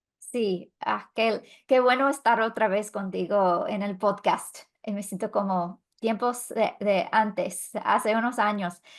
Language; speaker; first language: Spanish; non-native, fluent; English